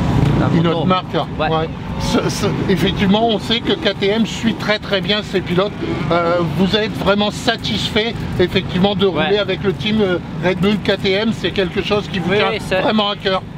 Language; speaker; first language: French; native; French